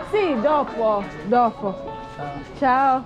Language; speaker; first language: Italian; non-native, learner; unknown